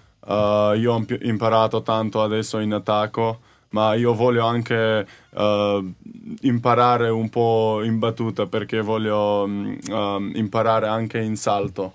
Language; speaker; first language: Italian; non-native, learner; Slovenian